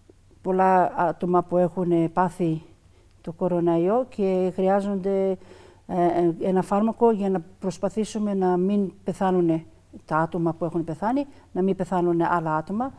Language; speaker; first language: Greek; early bilingual, other home language; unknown